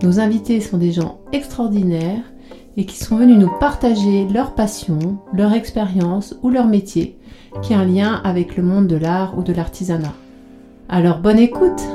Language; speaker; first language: French; native; French